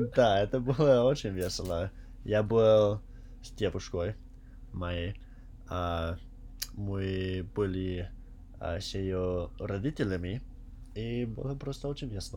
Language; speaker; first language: Russian; non-native, learner; English